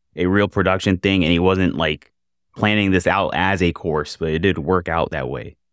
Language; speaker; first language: English; native; English